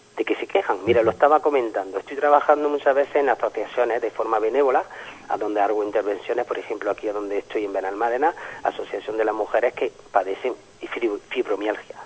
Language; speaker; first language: Spanish; early bilingual, heritage; Spanish